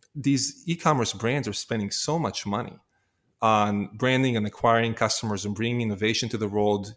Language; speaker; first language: English; non-native, fluent; Hebrew